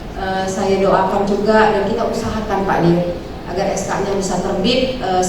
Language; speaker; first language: Indonesian; native; Indonesian